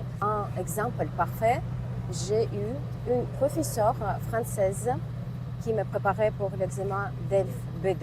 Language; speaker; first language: French; non-native, learner; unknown